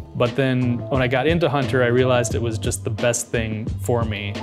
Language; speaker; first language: English; native; English